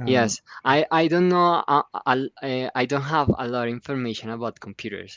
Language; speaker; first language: English; non-native, fluent; Spanish